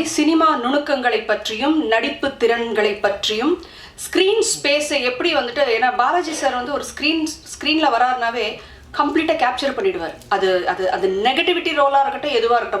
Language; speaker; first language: Tamil; native; Tamil